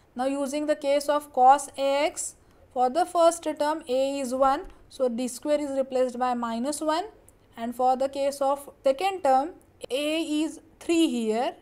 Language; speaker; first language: English; non-native, local second language; Marathi